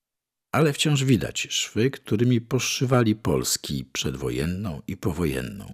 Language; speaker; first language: Polish; native; Polish